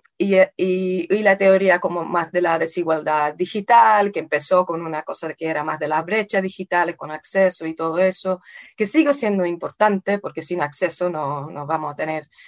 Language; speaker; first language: Spanish; non-native, fluent; Dutch